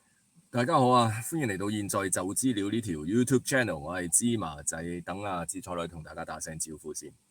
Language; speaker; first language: Cantonese; native; Cantonese